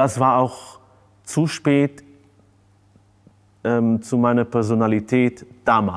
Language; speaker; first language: German; non-native, fluent; Hebrew